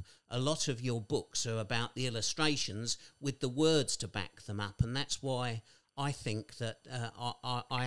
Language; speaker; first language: English; native; English